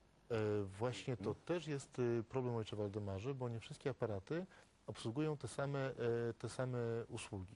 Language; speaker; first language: Polish; native; Polish